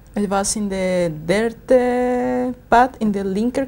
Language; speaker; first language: Dutch; non-native, learner; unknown